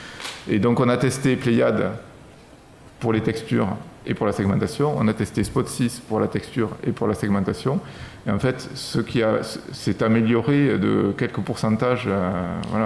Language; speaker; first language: French; native; French